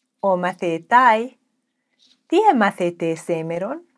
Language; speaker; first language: Greek; non-native, fluent; English